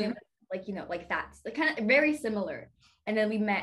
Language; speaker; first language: English; native; English